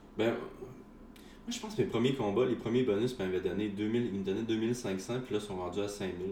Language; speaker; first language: French; native; French